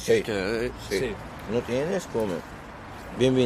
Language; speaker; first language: Spanish; non-native, learner; Arabic